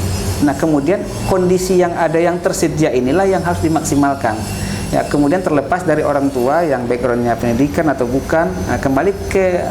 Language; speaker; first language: Indonesian; native; Indonesian